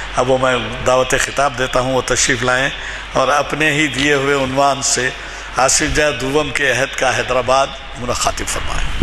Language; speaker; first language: Urdu; native; Urdu